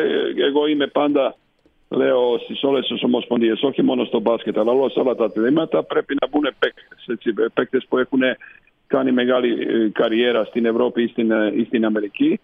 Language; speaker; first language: Greek; non-native, fluent; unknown